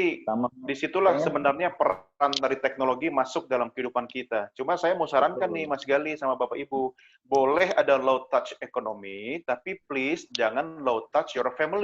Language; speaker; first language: Indonesian; native; Indonesian